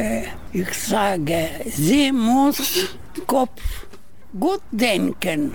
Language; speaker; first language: German; non-native, learner; Russian